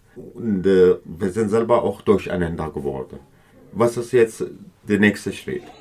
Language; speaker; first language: German; non-native, fluent; Kurdish